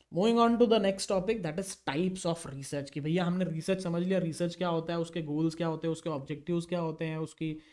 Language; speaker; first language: Hindi; native; Hindi